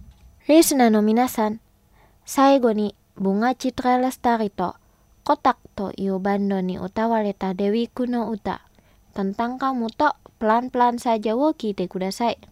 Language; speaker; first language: Japanese; non-native, fluent; Indonesian